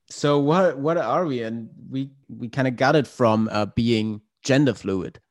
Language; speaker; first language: English; non-native, fluent; German